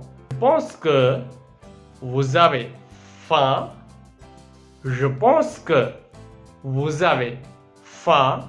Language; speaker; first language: French; non-native, fluent; Hindi